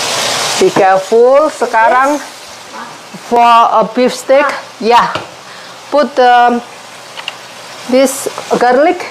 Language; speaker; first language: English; non-native, learner; Indonesian